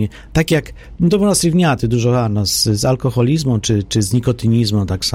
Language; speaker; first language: Polish; non-native, learner; Ukrainian